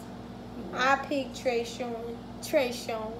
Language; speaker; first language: English; native; English